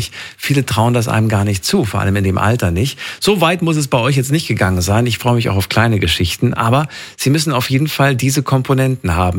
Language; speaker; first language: German; native; German